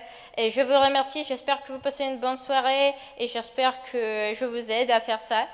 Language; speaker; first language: French; non-native, fluent; Ukrainian